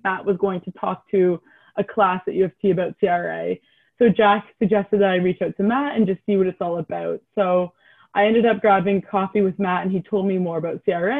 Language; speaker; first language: English; native; English